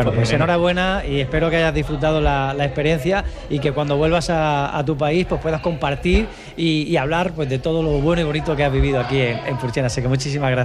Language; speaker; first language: Spanish; native; Spanish